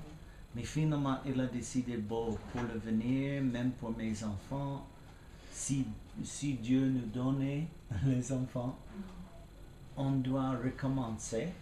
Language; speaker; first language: French; non-native, fluent; English